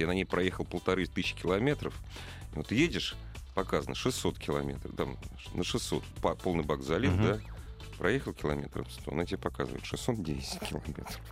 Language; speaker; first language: Russian; native; Russian